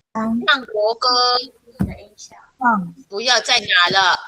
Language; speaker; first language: Chinese; non-native, fluent; Filipino